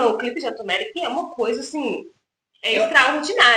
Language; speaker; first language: Portuguese; native; Portuguese